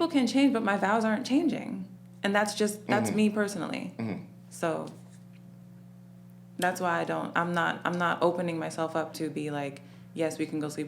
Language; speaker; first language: English; native; English